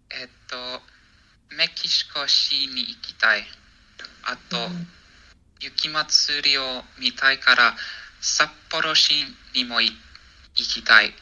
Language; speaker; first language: Japanese; non-native, learner; English